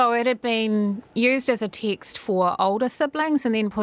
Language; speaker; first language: English; native; English